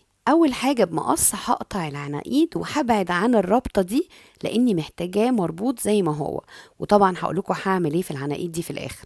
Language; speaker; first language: Arabic; native; Arabic